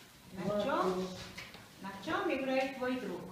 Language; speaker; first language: Russian; non-native, fluent; Mongolian